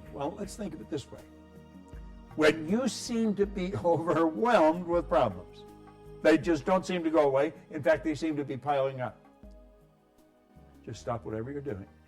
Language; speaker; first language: English; native; English